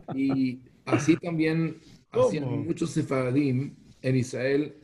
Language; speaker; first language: Spanish; non-native, fluent; Hebrew